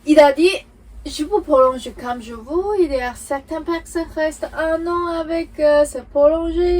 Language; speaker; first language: French; non-native, learner; Chinese